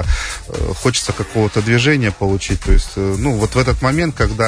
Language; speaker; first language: Russian; native; Russian